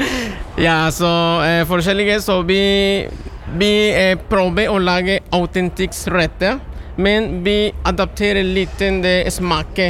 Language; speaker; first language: Norwegian; non-native, learner; Spanish